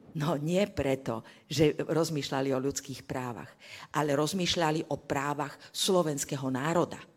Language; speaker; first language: Slovak; native; Slovak